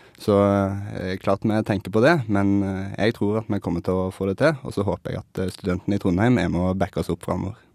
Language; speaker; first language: Norwegian; native; Norwegian